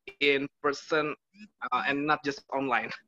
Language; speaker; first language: English; non-native, learner; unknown